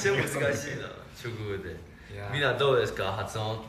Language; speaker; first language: Japanese; non-native, fluent; Chinese